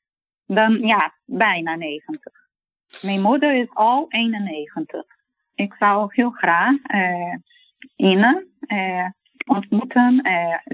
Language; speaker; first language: Dutch; non-native, learner; Portuguese